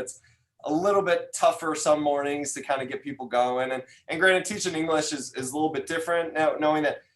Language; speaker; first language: English; native; English